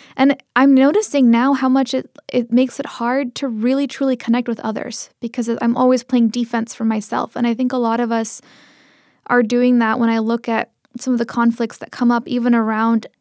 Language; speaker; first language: English; early bilingual, other home language; Tamil